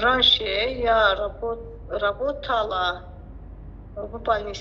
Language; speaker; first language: Russian; non-native, learner; Azerbaijani